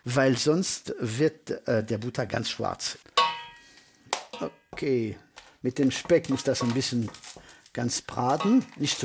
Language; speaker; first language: German; early bilingual, heritage; French